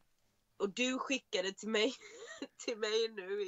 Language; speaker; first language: Swedish; native; Swedish